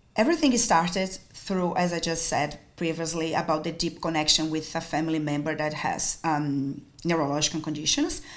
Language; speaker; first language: English; non-native, fluent; Portuguese